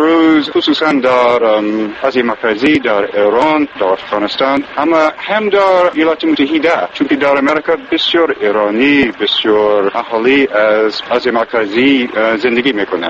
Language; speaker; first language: Persian; non-native, learner; English